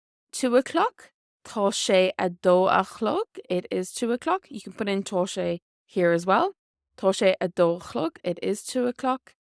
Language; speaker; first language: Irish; non-native, local second language; English